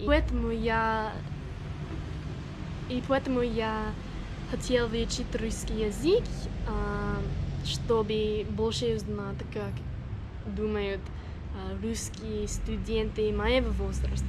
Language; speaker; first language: Russian; non-native, learner; English